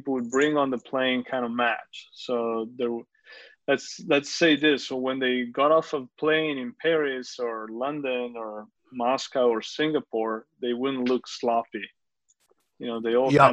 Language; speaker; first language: English; non-native, fluent; Italian